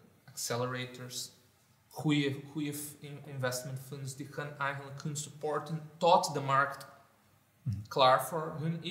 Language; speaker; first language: Dutch; non-native, fluent; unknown